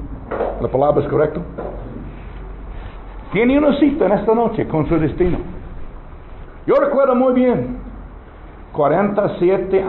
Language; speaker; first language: Spanish; non-native, learner; English